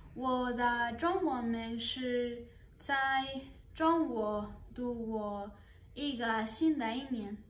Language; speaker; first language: Chinese; non-native, learner; Spanish